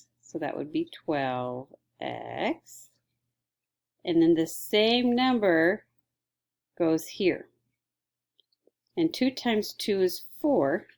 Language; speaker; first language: English; native; English